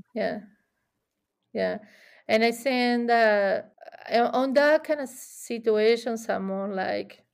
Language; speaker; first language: English; non-native, fluent; Spanish